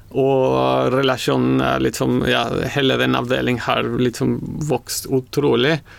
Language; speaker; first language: Norwegian; non-native, fluent; Spanish